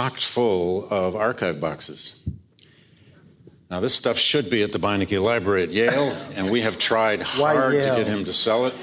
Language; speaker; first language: English; native; English